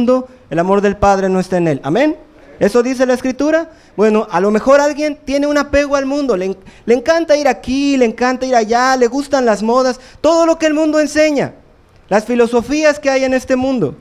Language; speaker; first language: Spanish; native; Spanish